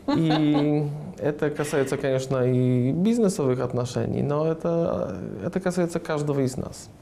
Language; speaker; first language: Russian; non-native, fluent; Polish